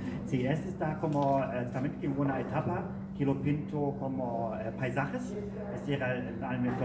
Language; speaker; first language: Spanish; non-native, learner; German